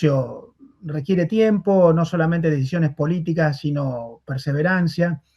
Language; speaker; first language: Spanish; native; Spanish